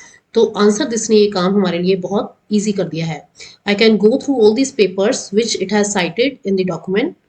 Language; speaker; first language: Hindi; native; Hindi